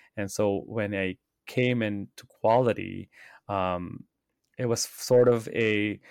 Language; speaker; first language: English; non-native, local second language; Filipino